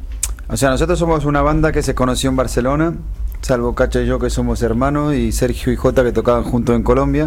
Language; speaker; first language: Spanish; native; Spanish